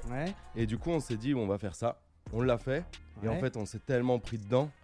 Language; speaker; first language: French; native; French